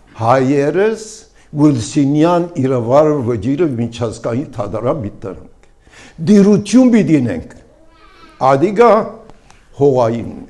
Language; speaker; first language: Armenian; early bilingual, heritage; Armenian